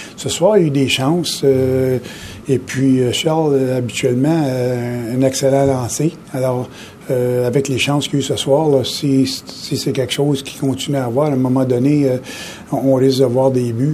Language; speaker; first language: French; native; French